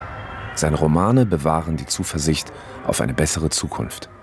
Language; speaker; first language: German; native; German